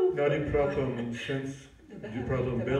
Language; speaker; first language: Swedish; non-native, fluent; English